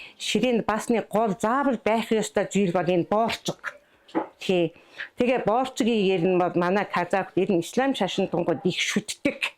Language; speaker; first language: Mongolian; non-native, local second language; Kazakh